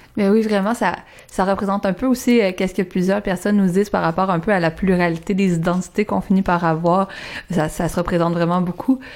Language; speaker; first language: French; early bilingual, other home language; Arabic